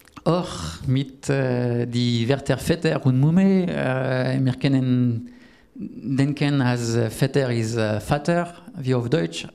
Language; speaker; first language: German; non-native, learner; French